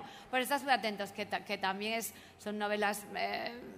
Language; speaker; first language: Spanish; native; Spanish